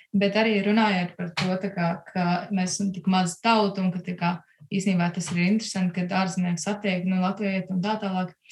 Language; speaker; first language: Latvian; early bilingual, heritage; Latvian